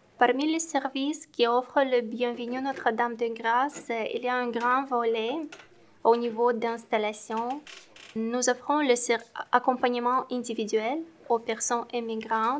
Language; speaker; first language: French; non-native, fluent; Romanian